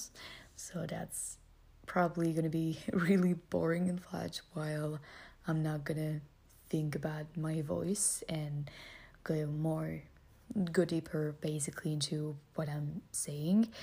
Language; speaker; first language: English; non-native, fluent; French